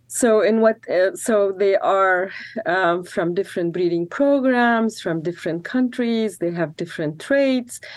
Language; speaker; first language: English; non-native, fluent; Arabic